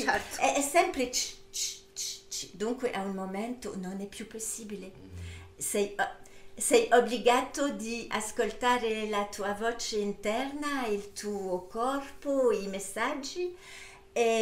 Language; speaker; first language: Italian; early bilingual, heritage; French